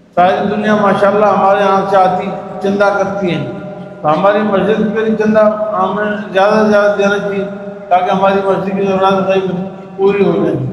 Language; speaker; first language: Urdu; non-native, local second language; Pashto